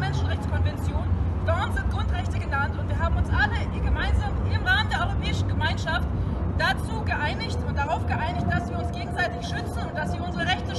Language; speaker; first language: German; non-native, fluent; Russian